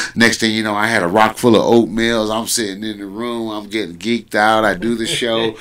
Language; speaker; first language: English; native; English